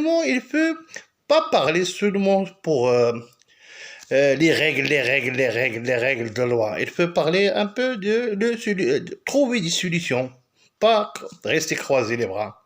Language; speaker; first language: French; non-native, local second language; Arabic